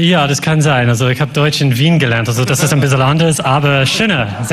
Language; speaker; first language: German; non-native, fluent; English